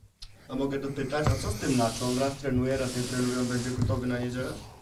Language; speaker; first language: Polish; native; Polish